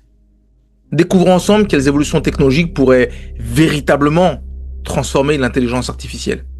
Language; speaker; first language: French; native; French